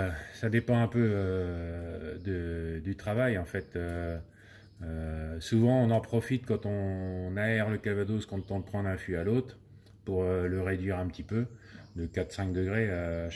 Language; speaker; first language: French; native; French